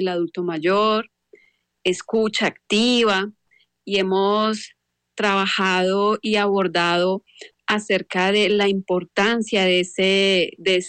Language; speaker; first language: Spanish; native; Spanish